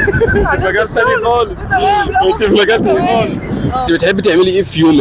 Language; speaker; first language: Arabic; native; Arabic